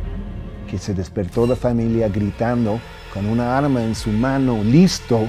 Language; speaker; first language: Spanish; early bilingual, heritage; English